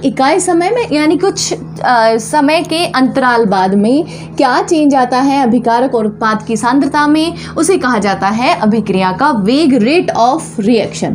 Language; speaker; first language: Hindi; native; Hindi